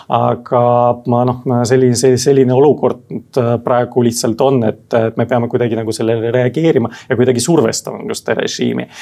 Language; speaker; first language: Estonian; non-native, local second language; Russian